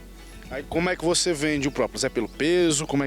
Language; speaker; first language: Portuguese; native; Portuguese